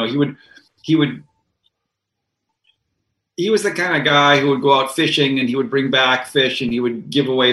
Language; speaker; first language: English; native; English